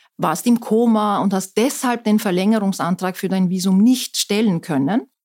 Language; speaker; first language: German; non-native, fluent; Turkish